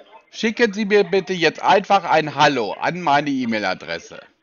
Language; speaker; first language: German; native; German